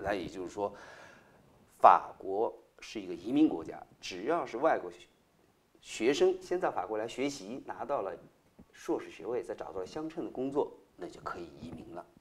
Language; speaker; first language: Chinese; native; Chinese